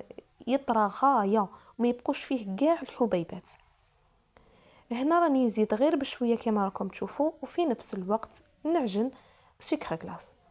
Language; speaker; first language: Arabic; native; Arabic